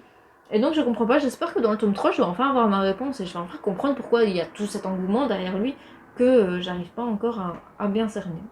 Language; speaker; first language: French; native; French